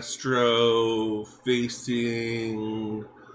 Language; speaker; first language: English; native; English